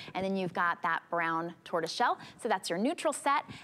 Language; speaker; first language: English; native; English